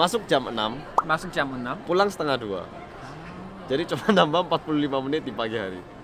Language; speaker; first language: Indonesian; early bilingual, other home language; Korean